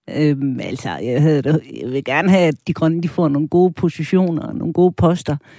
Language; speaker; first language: Danish; early bilingual, other home language; German